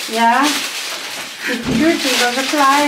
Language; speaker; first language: German; non-native, learner; Greek